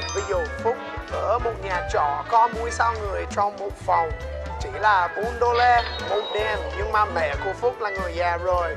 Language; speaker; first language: Vietnamese; non-native, learner; English